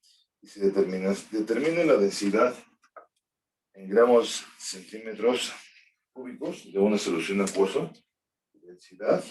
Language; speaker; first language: Spanish; native; Spanish